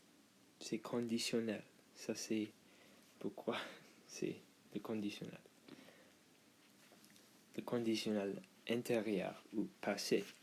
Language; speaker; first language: French; non-native, learner; English